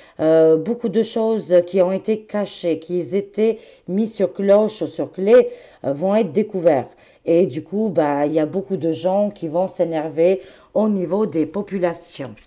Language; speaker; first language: French; non-native, fluent; Albanian